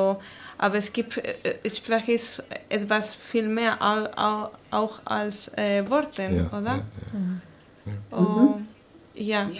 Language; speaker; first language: German; non-native, learner; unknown